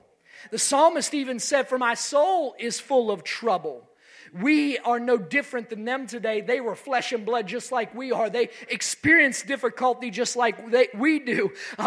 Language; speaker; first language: English; native; English